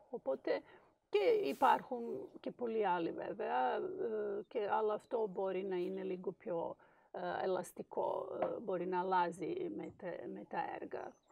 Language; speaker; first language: Greek; non-native, fluent; Serbian